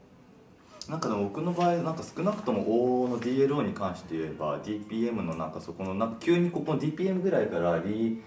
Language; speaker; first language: Japanese; native; Japanese